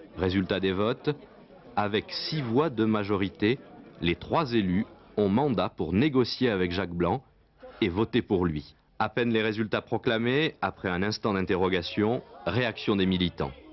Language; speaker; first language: French; native; French